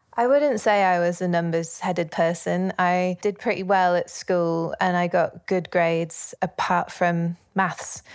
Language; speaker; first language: English; native; English